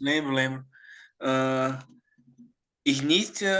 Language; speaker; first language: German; non-native, learner; Portuguese